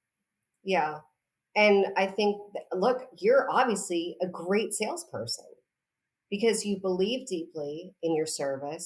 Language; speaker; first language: English; native; English